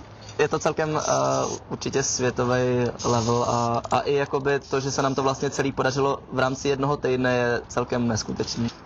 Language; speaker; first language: Czech; native; Czech